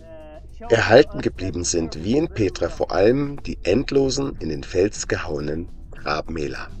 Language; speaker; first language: German; native; German